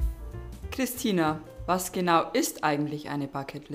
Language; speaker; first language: German; native; German